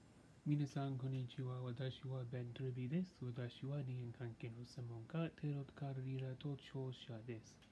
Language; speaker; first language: Japanese; non-native, learner; English